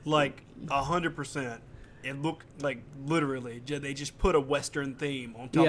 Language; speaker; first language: English; native; English